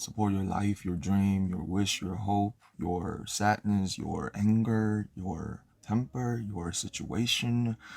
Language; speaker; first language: English; non-native, fluent; Korean